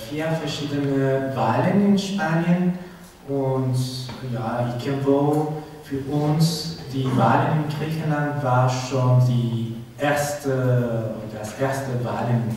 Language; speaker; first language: German; non-native, learner; Spanish